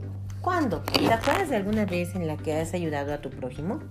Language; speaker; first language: Spanish; native; Spanish